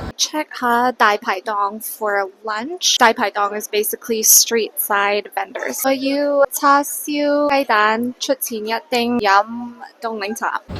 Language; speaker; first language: Cantonese; early bilingual, heritage; Cantonese